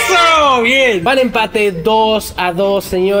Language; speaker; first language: Spanish; native; Spanish